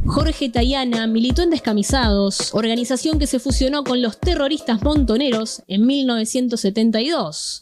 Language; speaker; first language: Spanish; native; Spanish